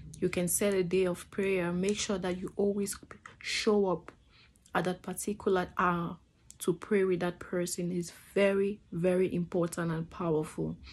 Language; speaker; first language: English; non-native, fluent; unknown